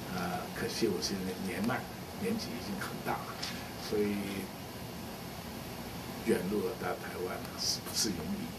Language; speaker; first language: Chinese; non-native, local second language; Cantonese